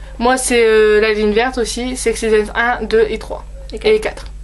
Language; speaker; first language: French; native; French